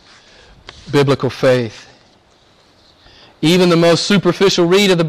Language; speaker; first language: English; native; English